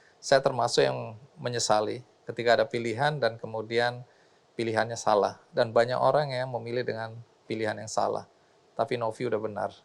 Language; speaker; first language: Indonesian; native; Indonesian